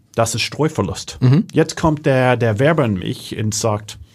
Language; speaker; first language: German; non-native, fluent; English